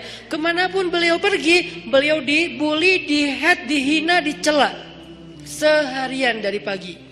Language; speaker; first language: Indonesian; native; Indonesian